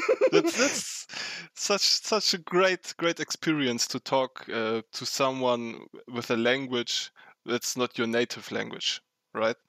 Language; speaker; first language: English; non-native, fluent; German